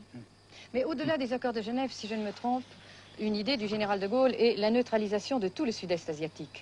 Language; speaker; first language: French; native; French